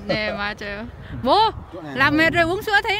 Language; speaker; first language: Korean; non-native, learner; Vietnamese